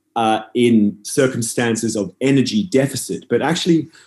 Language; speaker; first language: English; native; English